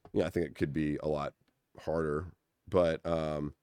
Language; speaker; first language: English; native; English